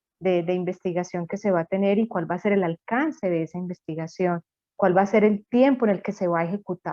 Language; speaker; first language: Spanish; native; Spanish